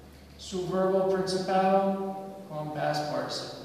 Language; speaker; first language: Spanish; non-native, learner; English